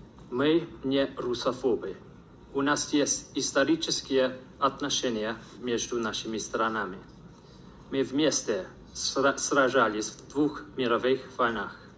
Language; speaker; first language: Russian; non-native, fluent; English